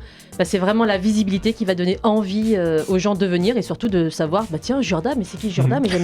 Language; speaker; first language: French; native; French